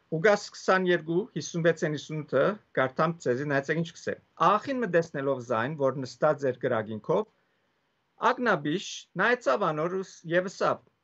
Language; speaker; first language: Armenian; early bilingual, heritage; Armenian